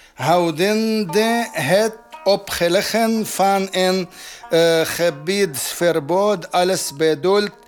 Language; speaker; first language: Dutch; non-native, learner; Arabic